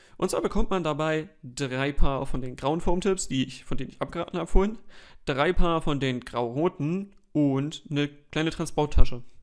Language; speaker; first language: German; native; German